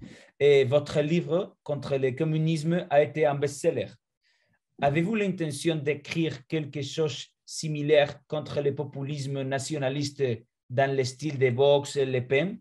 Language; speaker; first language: French; non-native, fluent; Spanish